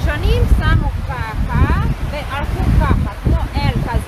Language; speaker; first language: Hebrew; non-native, learner; Romanian